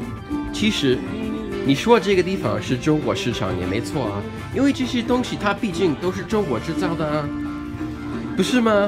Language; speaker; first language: Chinese; non-native, fluent; English